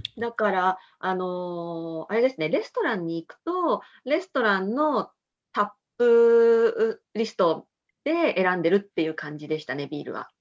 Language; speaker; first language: Japanese; native; Japanese